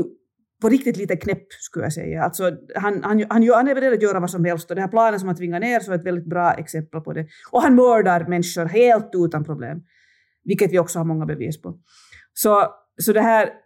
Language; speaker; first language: Swedish; native; Swedish